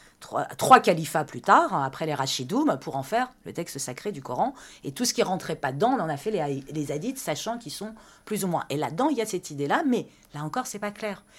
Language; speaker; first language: French; early bilingual, other home language; Persian